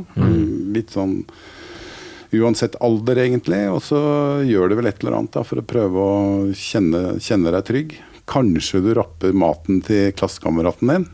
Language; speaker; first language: Norwegian; native; Norwegian